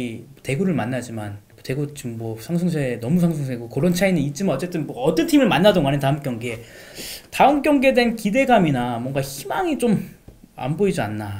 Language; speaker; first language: Korean; native; Korean